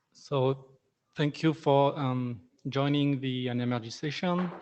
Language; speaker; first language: English; non-native, fluent; French